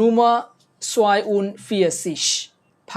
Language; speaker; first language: German; non-native, fluent; Bangla